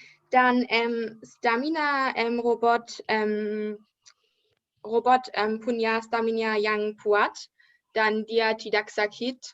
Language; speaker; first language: Indonesian; non-native, learner; German